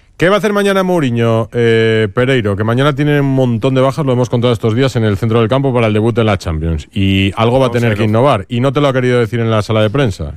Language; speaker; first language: Spanish; native; Spanish